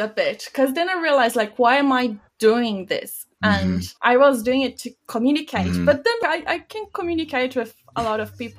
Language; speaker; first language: English; non-native, fluent; Bulgarian